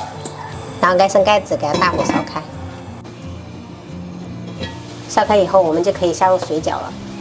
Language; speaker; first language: Chinese; native; Chinese